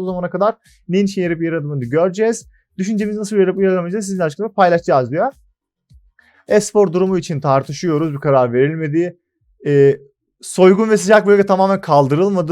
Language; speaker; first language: Turkish; native; Turkish